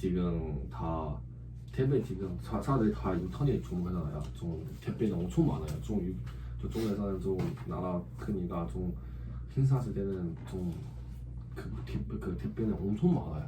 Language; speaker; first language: Korean; non-native, learner; Chinese